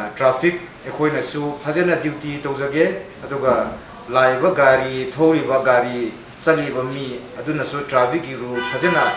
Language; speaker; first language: Manipuri; non-native, local second language; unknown